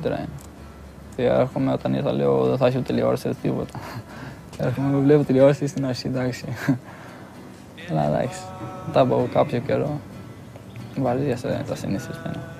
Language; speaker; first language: Greek; non-native, fluent; Albanian